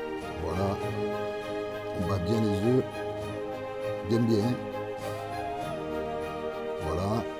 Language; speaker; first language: French; native; French